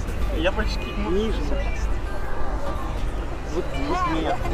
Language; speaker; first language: Russian; native; Russian